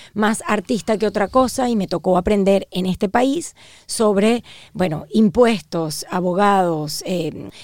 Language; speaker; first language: Spanish; native; Spanish